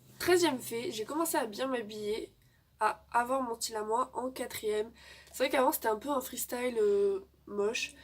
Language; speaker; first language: French; native; French